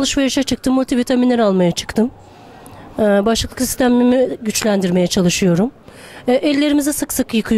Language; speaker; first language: Turkish; native; Turkish